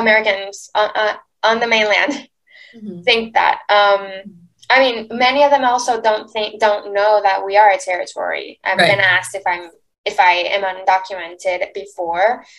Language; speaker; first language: English; early bilingual, other home language; Spanish